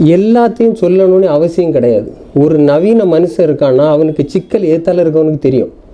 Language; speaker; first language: Tamil; native; Tamil